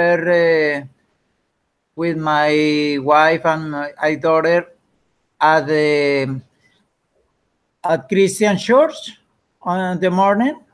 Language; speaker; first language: English; non-native, learner; Spanish